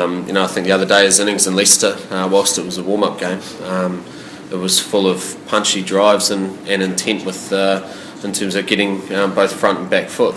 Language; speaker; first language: English; native; English